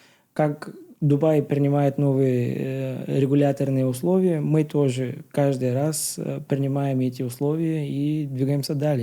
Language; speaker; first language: Russian; non-native, learner; Bulgarian